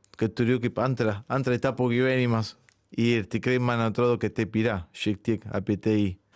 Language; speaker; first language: Lithuanian; non-native, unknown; Spanish